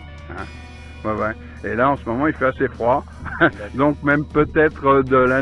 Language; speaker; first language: French; native; French